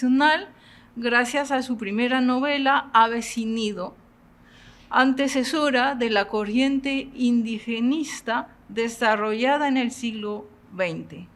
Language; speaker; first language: Spanish; non-native, fluent; French